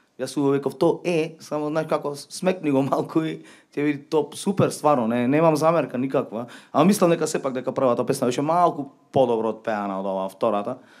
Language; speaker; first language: Macedonian; native; Macedonian